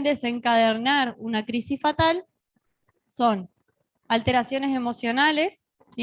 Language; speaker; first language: Spanish; native; Spanish